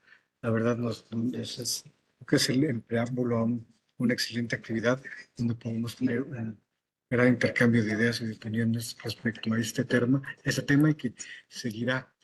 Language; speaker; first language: Spanish; native; Spanish